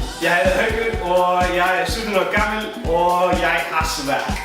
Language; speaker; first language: Danish; non-native, learner; Icelandic